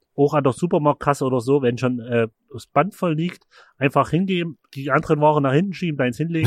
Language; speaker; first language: German; native; German